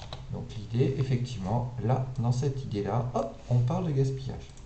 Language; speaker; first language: French; native; French